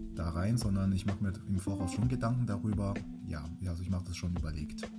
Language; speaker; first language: German; native; German